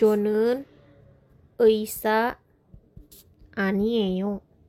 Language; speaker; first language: Korean; non-native, fluent; Indonesian